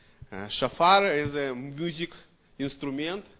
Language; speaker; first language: German; non-native, learner; Russian